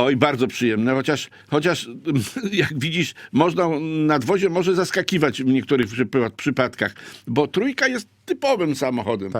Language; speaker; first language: Polish; native; Polish